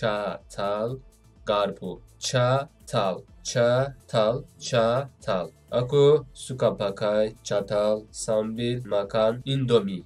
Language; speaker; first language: Indonesian; non-native, learner; Turkish